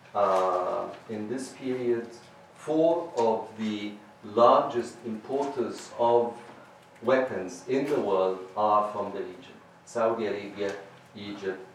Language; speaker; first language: English; non-native, fluent; Arabic